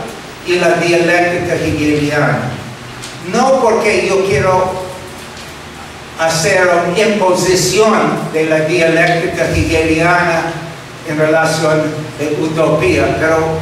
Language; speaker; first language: Spanish; non-native, fluent; English